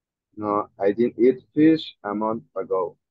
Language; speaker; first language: English; non-native, learner; Spanish